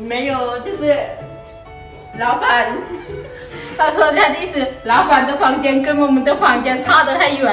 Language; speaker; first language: Chinese; non-native, learner; Lao